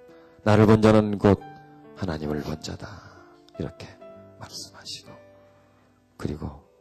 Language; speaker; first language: Korean; native; Korean